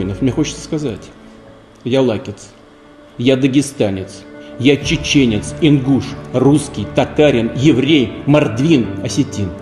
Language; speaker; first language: Russian; native; Russian